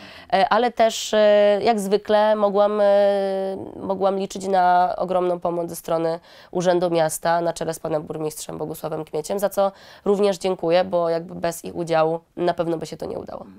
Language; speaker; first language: Polish; native; Polish